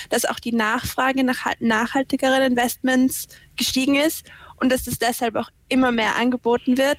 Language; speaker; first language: German; native; German